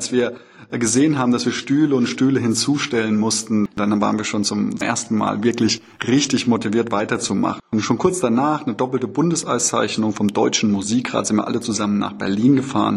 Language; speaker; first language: German; native; German